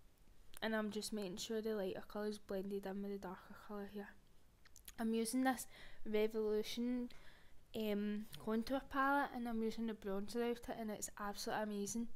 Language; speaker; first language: English; native; English